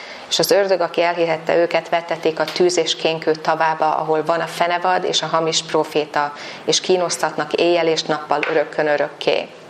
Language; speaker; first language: Hungarian; native; Hungarian